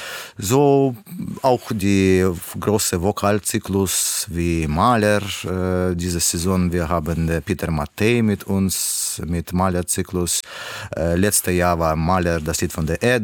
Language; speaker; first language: German; non-native, learner; Russian